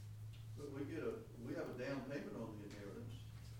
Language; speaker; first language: English; native; English